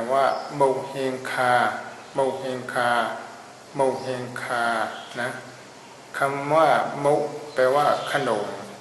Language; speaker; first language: Thai; non-native, fluent; Burmese